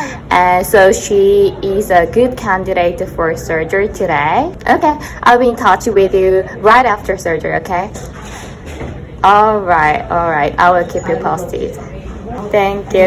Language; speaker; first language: English; non-native, fluent; Korean